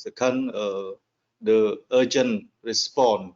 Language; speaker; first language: English; non-native, learner; Khmer